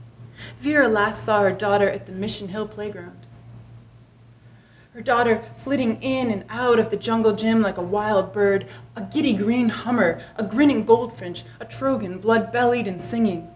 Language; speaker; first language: English; native; English